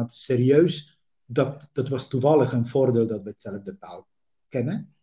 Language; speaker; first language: Dutch; non-native, fluent; Polish